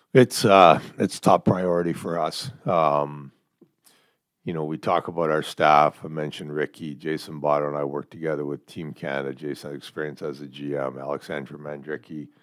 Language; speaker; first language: English; native; English